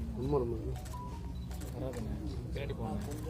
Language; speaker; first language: Tamil; native; Tamil